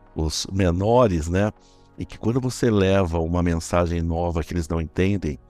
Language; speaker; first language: Portuguese; native; Portuguese